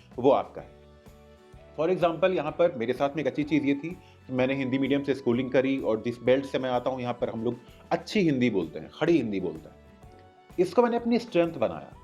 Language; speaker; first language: Hindi; native; Hindi